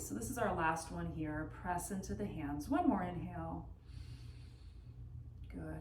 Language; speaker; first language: English; native; English